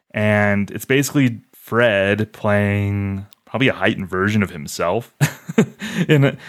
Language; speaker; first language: English; native; English